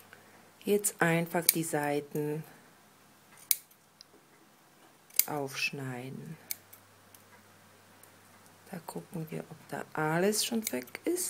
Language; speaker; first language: German; non-native, fluent; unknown